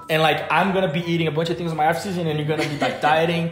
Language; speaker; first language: English; non-native, fluent; Portuguese